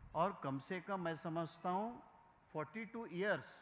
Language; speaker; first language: Hindi; non-native, local second language; Marathi